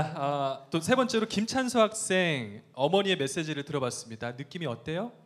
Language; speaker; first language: Korean; native; Korean